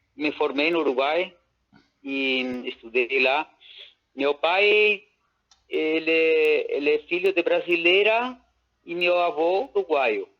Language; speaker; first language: Portuguese; native; Portuguese